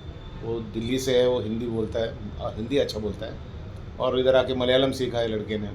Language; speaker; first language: Hindi; non-native, local second language; Malayalam